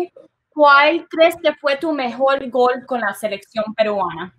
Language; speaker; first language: Spanish; early bilingual, heritage; Spanish